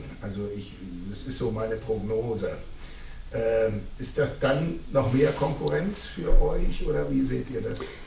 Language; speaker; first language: German; native; German